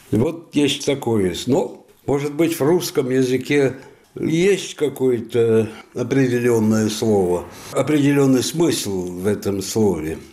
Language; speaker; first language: Russian; non-native, fluent; Italian